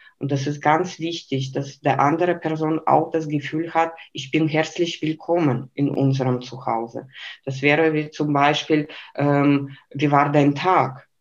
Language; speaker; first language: German; non-native, fluent; Lithuanian